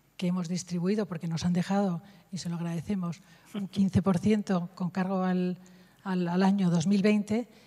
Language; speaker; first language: Spanish; native; Spanish